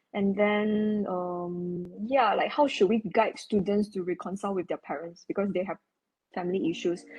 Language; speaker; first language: English; non-native, local second language; Chinese